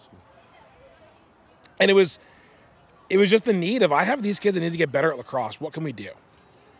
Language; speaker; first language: English; native; English